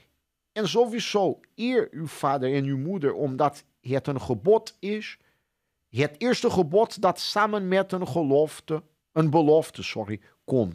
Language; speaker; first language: Dutch; non-native, fluent; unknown